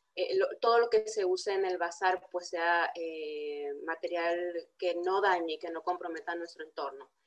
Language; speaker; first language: Spanish; native; Spanish